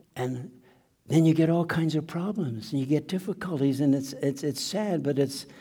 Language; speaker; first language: English; non-native, fluent; German